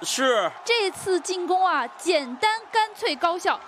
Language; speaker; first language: Chinese; native; Chinese